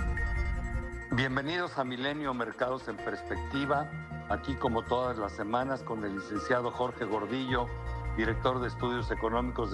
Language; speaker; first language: Spanish; native; Spanish